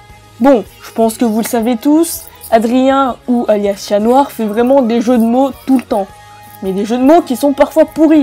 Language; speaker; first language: French; native; French